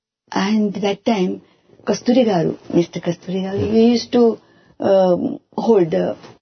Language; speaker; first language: English; non-native, local second language; Marathi